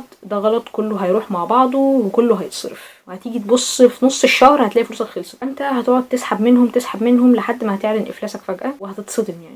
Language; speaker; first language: Arabic; native; Arabic